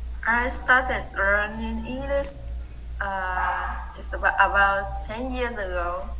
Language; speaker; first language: English; non-native, learner; Vietnamese